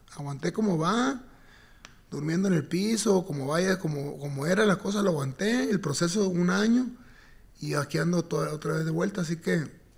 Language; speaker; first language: Spanish; native; Spanish